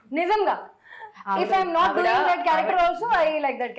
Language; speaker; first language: Telugu; non-native, fluent; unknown